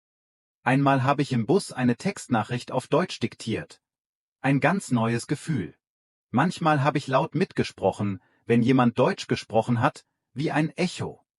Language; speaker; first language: German; non-native, fluent; Vietnamese